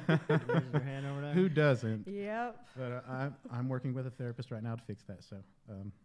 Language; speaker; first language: English; native; English